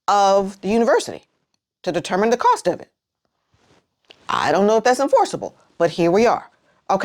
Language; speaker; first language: English; native; English